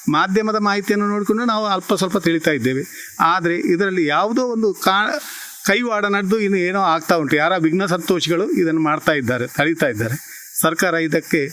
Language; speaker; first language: Kannada; non-native, local second language; Tulu